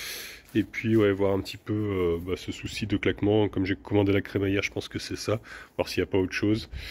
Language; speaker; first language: French; native; French